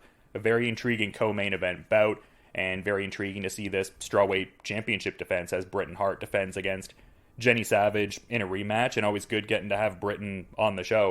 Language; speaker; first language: English; native; English